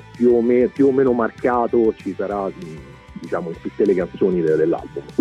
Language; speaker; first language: Italian; native; Italian